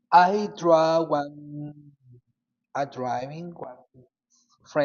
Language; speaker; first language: English; non-native, learner; Spanish